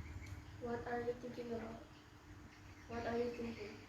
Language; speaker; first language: English; non-native, learner; Indonesian